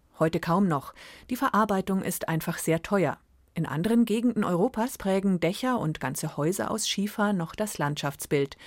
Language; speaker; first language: German; native; German